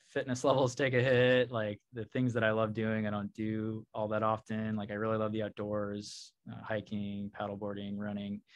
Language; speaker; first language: English; native; English